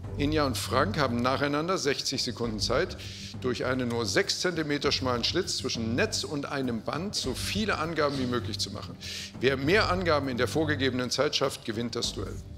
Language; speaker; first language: German; native; German